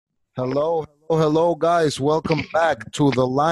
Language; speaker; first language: English; non-native, fluent; Spanish